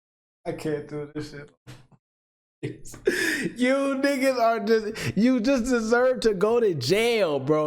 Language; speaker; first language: English; native; English